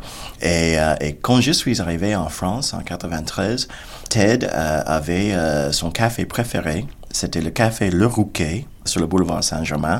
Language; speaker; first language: French; non-native, fluent; English